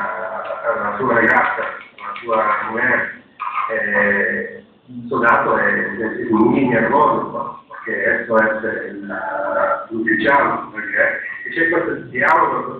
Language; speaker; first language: Italian; non-native, fluent; English